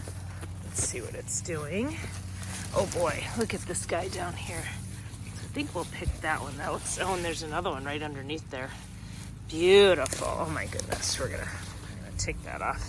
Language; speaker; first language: English; native; English